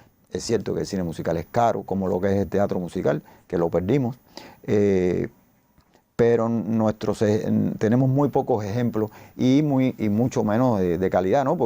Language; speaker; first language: Spanish; native; Spanish